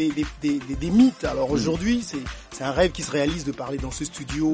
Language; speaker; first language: French; non-native, local second language; Lingala